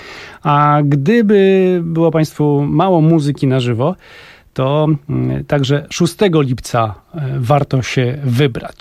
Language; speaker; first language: Polish; native; Polish